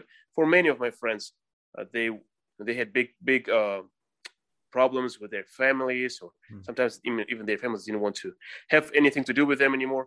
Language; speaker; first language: English; non-native, fluent; Russian